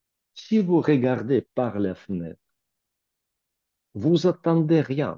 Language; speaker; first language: French; non-native, fluent; Russian